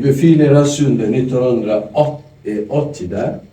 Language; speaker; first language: Swedish; non-native, fluent; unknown